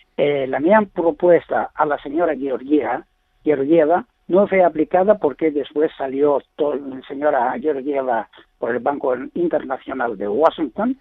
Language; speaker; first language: Spanish; non-native, learner; Greek